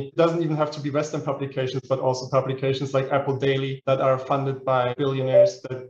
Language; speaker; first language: English; non-native, fluent; German